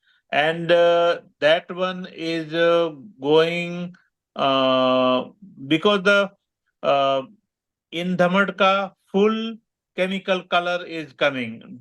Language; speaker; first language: English; non-native, learner; Gujarati